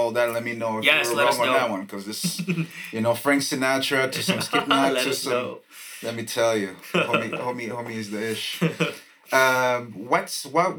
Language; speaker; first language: English; non-native, fluent; French